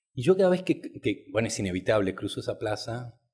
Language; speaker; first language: Spanish; native; Spanish